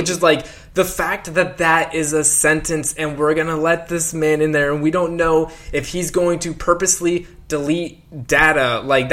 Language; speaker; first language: English; native; English